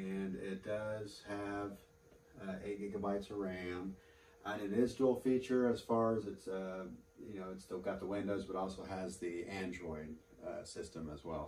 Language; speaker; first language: English; native; English